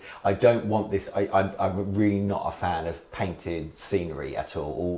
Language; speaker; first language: English; native; English